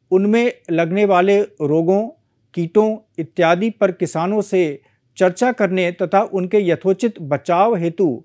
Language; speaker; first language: Hindi; native; Hindi